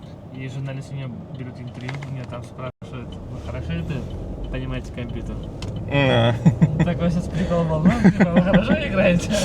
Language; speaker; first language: Russian; non-native, local second language; Uzbek